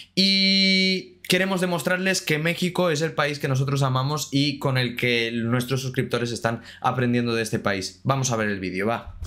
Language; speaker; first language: Spanish; non-native, fluent; Ukrainian